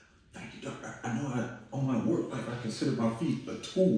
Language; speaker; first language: English; native; English